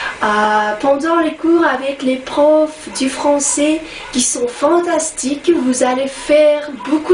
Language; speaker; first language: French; non-native, learner; Russian